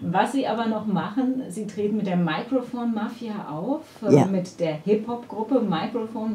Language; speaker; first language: German; native; German